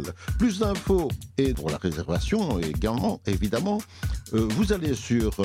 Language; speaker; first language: French; native; French